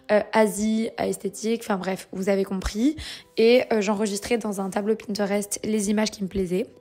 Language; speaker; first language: French; native; French